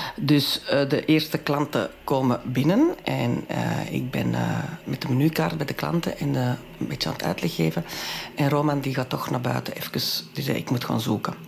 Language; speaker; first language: Dutch; non-native, local second language; French